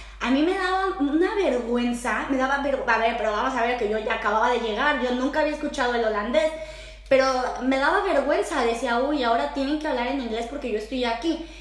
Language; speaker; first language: Spanish; native; Spanish